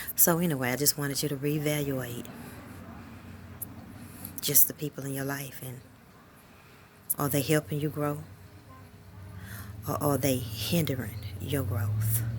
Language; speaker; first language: English; native; English